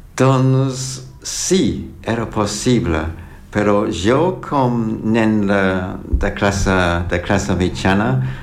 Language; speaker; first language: Catalan; non-native, learner; English